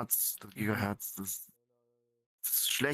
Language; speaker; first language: German; non-native, fluent; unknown